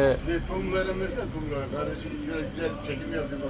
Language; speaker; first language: Turkish; native; Turkish